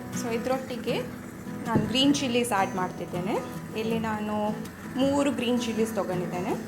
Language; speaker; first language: Kannada; native; Kannada